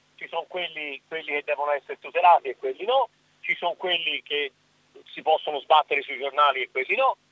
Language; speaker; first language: Italian; native; Italian